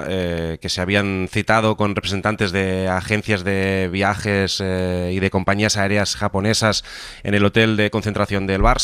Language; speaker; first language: Spanish; native; Spanish